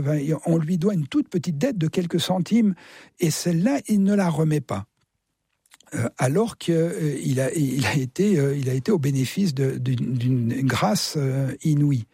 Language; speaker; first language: French; native; French